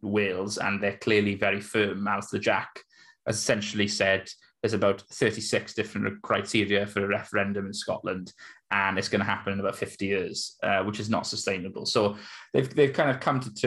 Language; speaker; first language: English; native; English